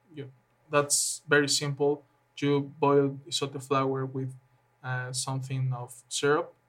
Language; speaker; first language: English; non-native, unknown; Spanish